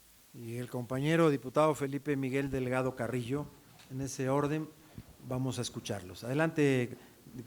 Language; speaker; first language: Spanish; native; Spanish